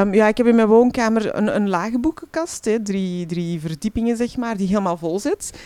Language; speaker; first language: Dutch; early bilingual, other home language; Arabic